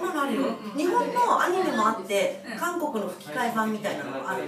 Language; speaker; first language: Japanese; native; Japanese